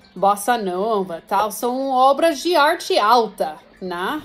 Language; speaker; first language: Portuguese; non-native, fluent; English